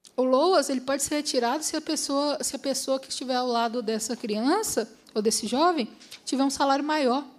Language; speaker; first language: Portuguese; native; Portuguese